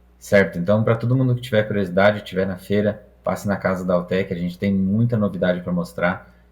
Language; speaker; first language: Portuguese; non-native, fluent; Hebrew